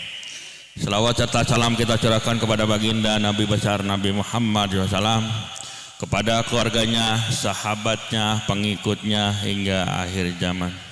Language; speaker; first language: Indonesian; native; Indonesian